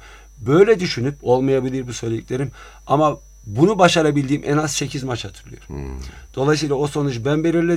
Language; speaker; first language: Turkish; native; Turkish